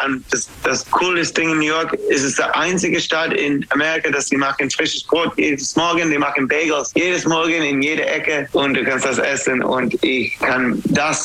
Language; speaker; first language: German; non-native, learner; English